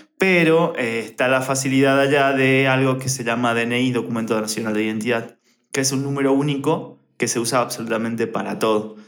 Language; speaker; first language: Spanish; native; Spanish